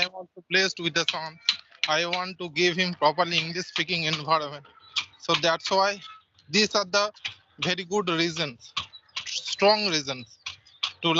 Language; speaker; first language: English; non-native, local second language; Santali